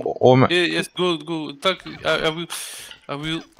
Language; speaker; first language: English; non-native, learner; Turkish